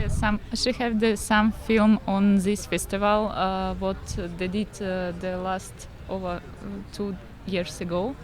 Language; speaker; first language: English; non-native, learner; Slovak